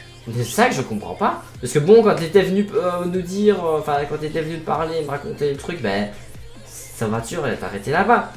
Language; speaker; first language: French; native; French